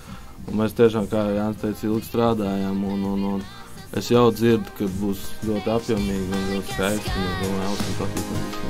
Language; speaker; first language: Latvian; native; Latvian